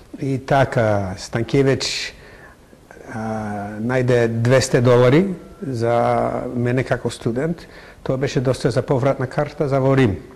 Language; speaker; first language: Macedonian; non-native, fluent; English